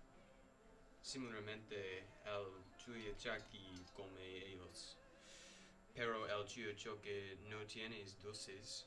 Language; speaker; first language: Spanish; non-native, learner; English